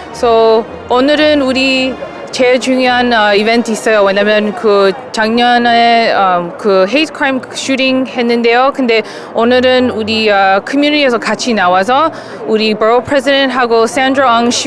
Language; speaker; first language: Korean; early bilingual, heritage; English